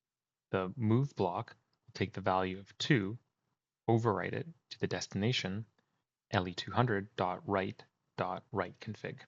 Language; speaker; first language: English; native; English